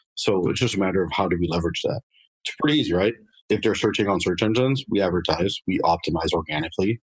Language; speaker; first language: English; non-native, fluent; French